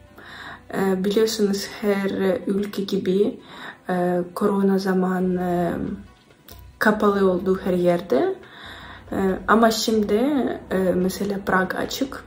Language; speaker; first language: Turkish; non-native, learner; Ukrainian